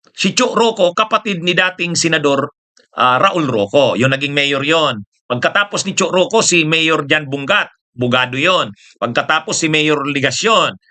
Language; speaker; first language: Filipino; non-native, local second language; Bikol